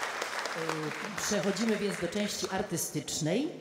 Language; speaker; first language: Polish; native; Polish